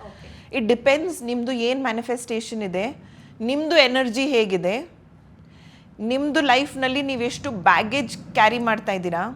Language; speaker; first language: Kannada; non-native, local second language; Hindi